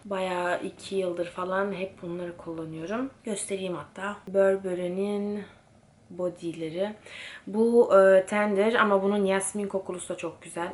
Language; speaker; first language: Turkish; early bilingual, heritage; Turkish